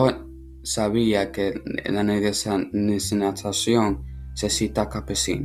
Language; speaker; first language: Spanish; non-native, learner; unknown